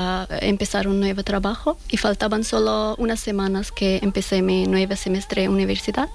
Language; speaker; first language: Spanish; non-native, fluent; Persian